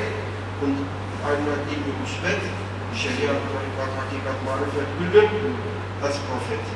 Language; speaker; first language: German; non-native, fluent; Turkish